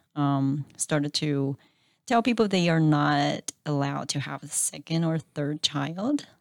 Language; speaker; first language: English; non-native, fluent; Chinese